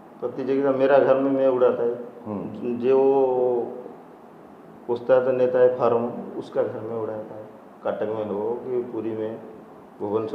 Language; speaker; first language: Hindi; non-native, local second language; Odia